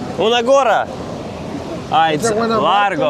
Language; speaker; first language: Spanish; non-native, learner; Ukrainian